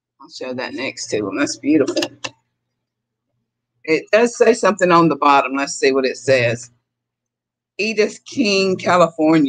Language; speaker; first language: English; native; English